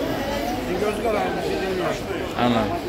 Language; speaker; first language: Turkish; non-native, learner; Russian